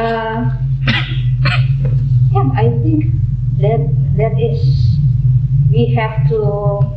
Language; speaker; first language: English; non-native, fluent; Indonesian